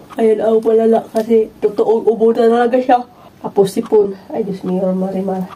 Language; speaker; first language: Filipino; non-native, local second language; Cebuano